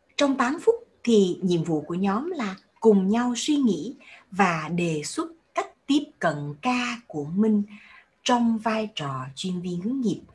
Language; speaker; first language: Vietnamese; early bilingual, heritage; Vietnamese